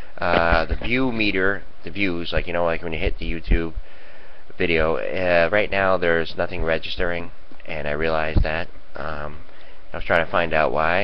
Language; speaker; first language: English; native; English